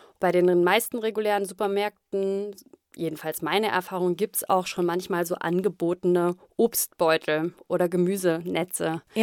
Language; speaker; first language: German; native; German